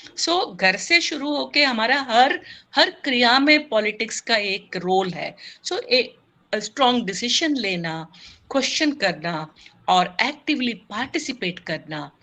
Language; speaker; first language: Hindi; non-native, local second language; Kannada